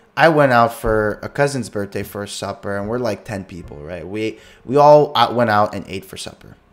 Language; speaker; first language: English; native; English